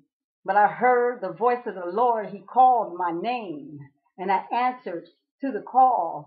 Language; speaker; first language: English; native; English